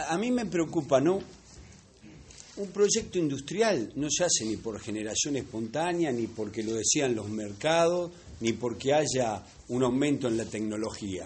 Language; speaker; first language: Spanish; native; Spanish